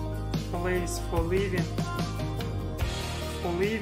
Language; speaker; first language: English; non-native, learner; Russian